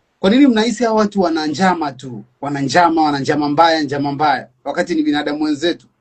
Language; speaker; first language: Swahili; native; Swahili